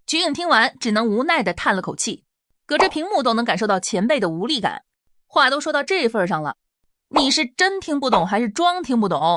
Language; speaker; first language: Chinese; native; Chinese